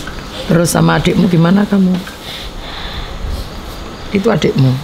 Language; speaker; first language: Indonesian; native; Indonesian